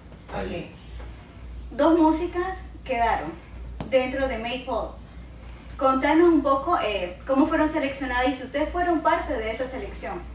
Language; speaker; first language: Spanish; native; Spanish